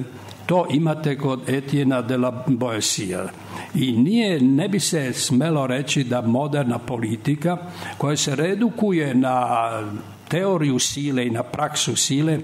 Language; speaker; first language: Serbian; native; Serbian